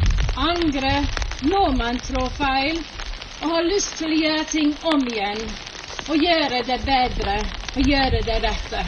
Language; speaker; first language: Norwegian; non-native, fluent; English